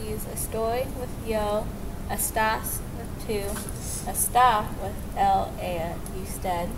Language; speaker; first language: Spanish; non-native, learner; English